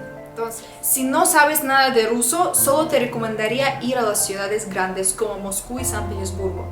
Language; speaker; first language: Spanish; non-native, fluent; Russian